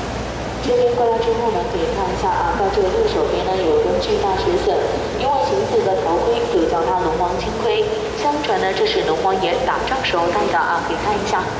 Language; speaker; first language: Chinese; native; Chinese